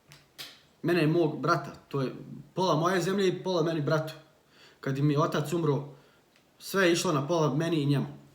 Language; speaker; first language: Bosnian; early bilingual, heritage; Bosnian